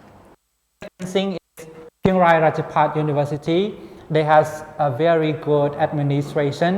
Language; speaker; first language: English; non-native, fluent; Khmer